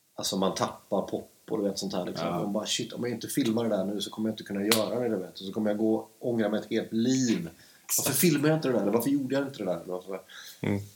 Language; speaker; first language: Swedish; native; Swedish